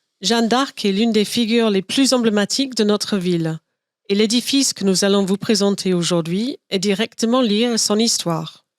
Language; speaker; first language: French; non-native, fluent; English